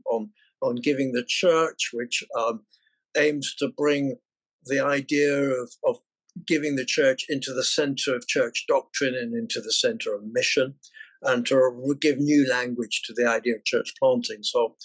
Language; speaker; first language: English; native; English